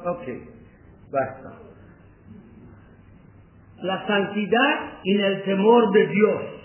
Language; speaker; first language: Spanish; non-native, learner; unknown